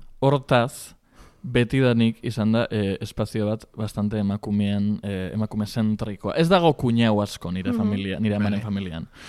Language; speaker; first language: Basque; non-native, local second language; Spanish